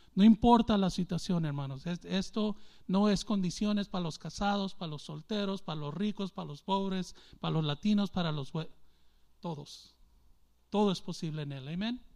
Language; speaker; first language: Spanish; early bilingual, heritage; English